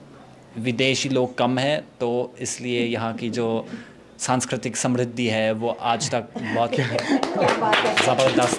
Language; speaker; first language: Hindi; non-native, fluent; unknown